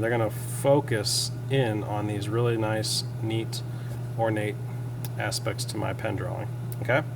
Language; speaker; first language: English; native; English